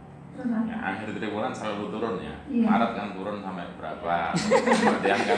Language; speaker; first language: Indonesian; native; Indonesian